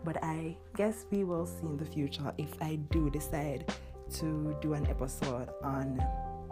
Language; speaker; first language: English; non-native, local second language; Jamaican Creole English